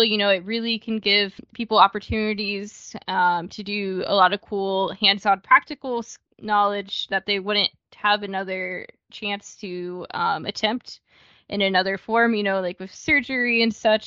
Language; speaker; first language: English; native; English